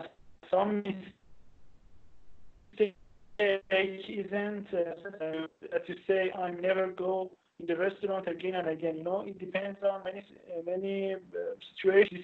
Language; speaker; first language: English; non-native, learner; Persian